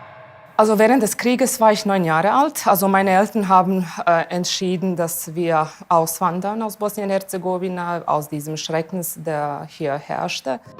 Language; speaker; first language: German; early bilingual, other home language; Bosnian